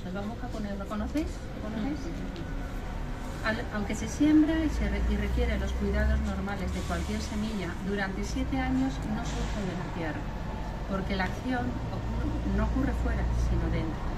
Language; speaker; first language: Spanish; native; Spanish